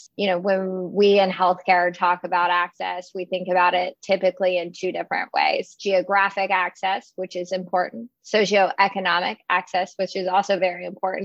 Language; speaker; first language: English; native; English